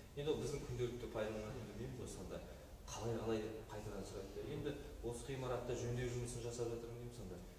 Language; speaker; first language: Kazakh; native; Kazakh